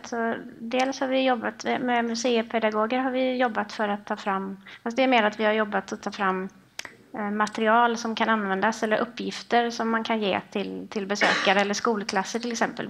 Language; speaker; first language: Swedish; native; Swedish